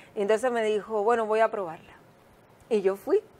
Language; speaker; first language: Spanish; native; Spanish